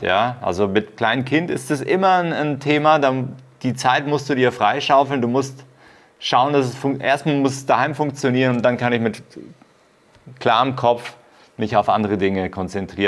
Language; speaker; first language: German; native; German